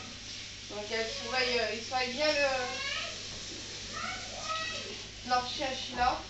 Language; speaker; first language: French; native; French